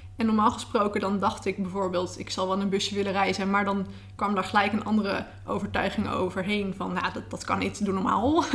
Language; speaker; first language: Dutch; native; Dutch